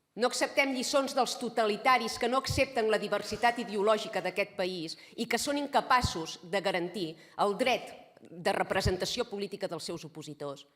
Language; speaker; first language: Catalan; native; Catalan